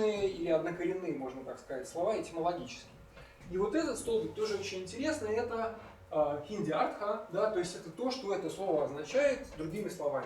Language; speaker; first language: Russian; native; Russian